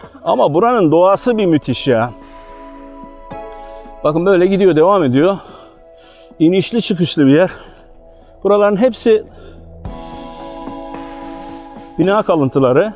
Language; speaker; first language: Turkish; native; Turkish